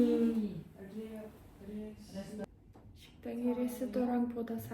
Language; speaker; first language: Korean; non-native, learner; Kazakh